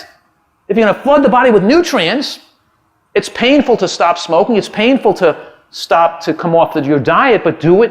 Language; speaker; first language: English; native; English